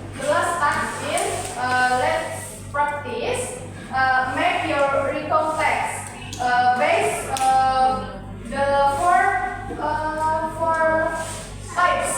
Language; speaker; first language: English; non-native, learner; Indonesian